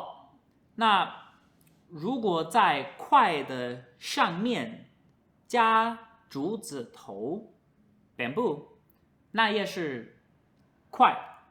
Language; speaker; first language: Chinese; non-native, fluent; English